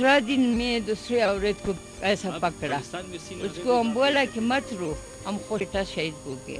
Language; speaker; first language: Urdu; non-native, local second language; Hazaragi